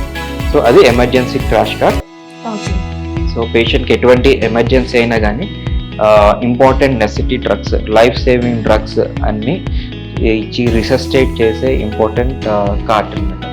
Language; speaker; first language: Telugu; native; Telugu